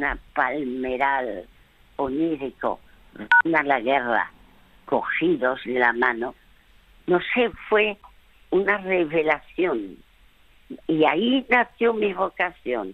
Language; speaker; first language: Spanish; early bilingual, other home language; French